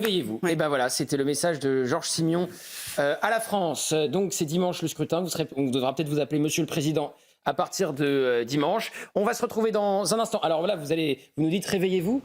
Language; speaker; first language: French; native; French